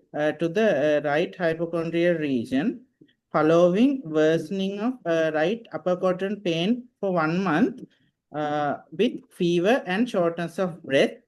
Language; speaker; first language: English; non-native, local second language; Sinhala